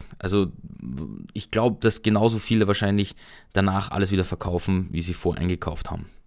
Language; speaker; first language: German; native; German